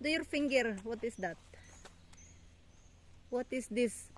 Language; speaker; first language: English; non-native, learner; Cebuano